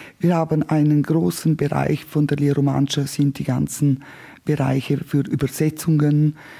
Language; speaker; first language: German; non-native, local second language; Romansh